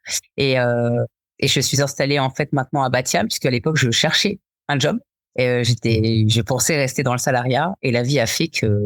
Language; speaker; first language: French; native; French